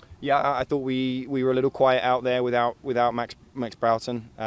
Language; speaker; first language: English; native; English